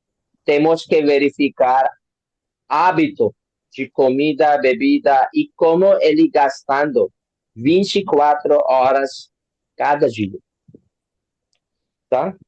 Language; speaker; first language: Portuguese; non-native, learner; Hindi